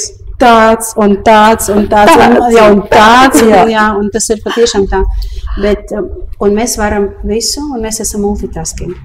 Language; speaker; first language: Latvian; early bilingual, heritage; Latvian